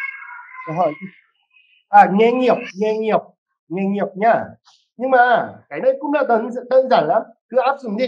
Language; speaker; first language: Vietnamese; non-native, fluent; Korean